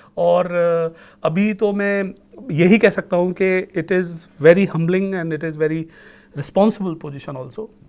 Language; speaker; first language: Hindi; native; Hindi